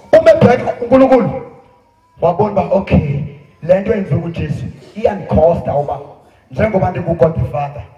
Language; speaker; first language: Zulu; non-native, local second language; Xhosa